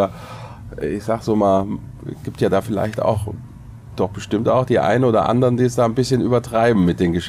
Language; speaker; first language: German; native; German